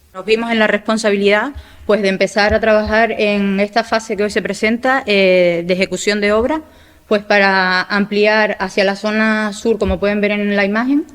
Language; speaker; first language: Spanish; native; Spanish